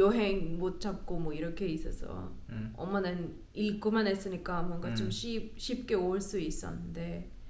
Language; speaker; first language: Korean; non-native, learner; German